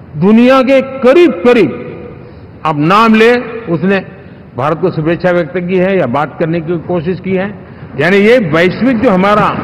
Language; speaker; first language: Hindi; non-native, local second language; Gujarati